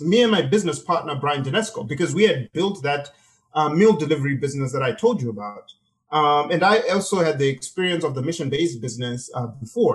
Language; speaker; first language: English; non-native, local second language; Shona